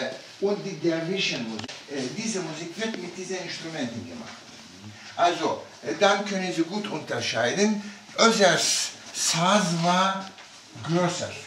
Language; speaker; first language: German; non-native, fluent; Turkish